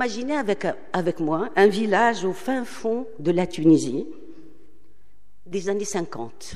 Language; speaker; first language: French; non-native, local second language; Arabic